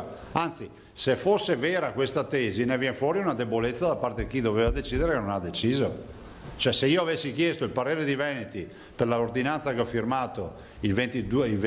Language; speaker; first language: Italian; native; Italian